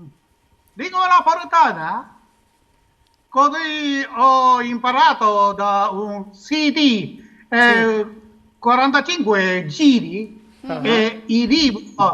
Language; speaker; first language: Italian; non-native, learner; Japanese